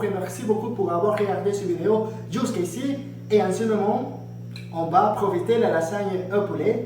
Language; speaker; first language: French; non-native, learner; Spanish